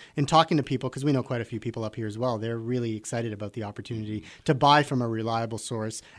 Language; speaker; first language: English; native; English